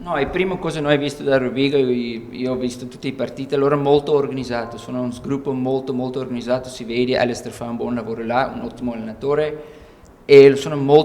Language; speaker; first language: Italian; non-native, learner; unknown